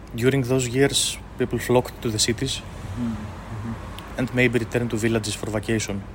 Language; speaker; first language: English; non-native, fluent; Greek